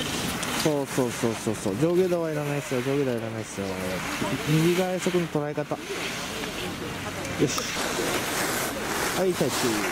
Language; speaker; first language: Japanese; native; Japanese